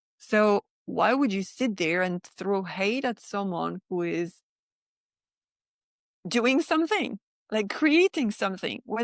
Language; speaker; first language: English; non-native, fluent; French